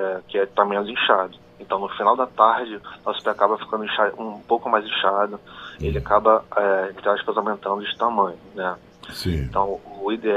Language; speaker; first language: Portuguese; native; Portuguese